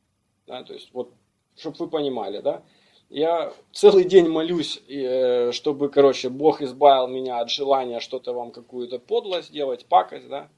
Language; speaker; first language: Russian; native; Russian